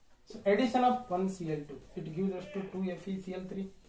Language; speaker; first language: English; non-native, local second language; Kannada